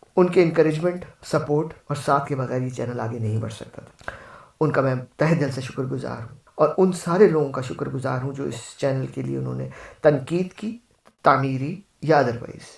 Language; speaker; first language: Urdu; native; Urdu